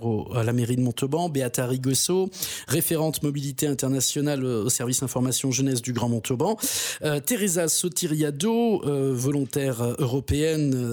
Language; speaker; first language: French; native; French